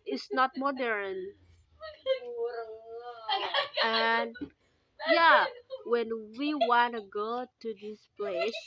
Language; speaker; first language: English; non-native, local second language; Indonesian